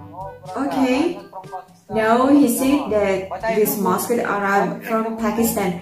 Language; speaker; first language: English; non-native, learner; Indonesian